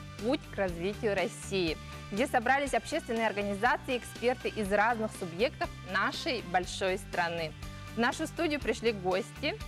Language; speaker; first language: Russian; native; Russian